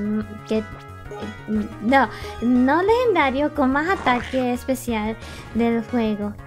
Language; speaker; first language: Spanish; early bilingual, heritage; English